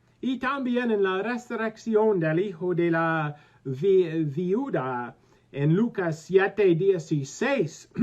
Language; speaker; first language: Spanish; non-native, learner; English